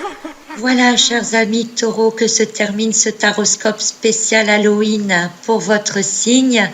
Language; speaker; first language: French; native; French